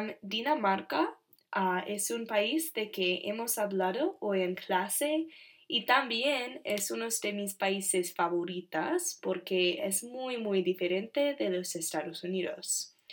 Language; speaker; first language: Spanish; non-native, learner; English